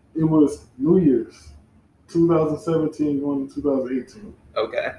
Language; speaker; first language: English; native; English